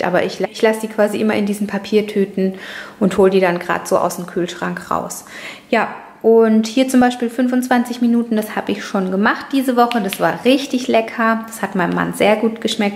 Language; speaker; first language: German; native; German